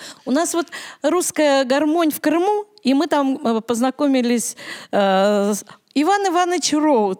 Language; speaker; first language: Russian; native; Russian